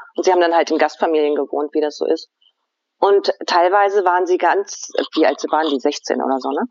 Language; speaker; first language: German; native; German